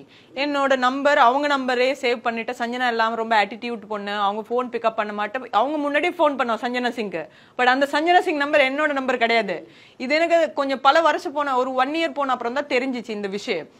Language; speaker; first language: Tamil; non-native, learner; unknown